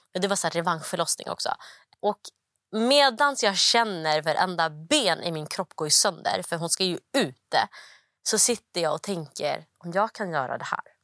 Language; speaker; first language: Swedish; early bilingual, other home language; Somali